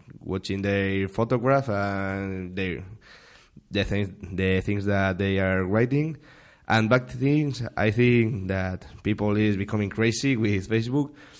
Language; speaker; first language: English; non-native, learner; Spanish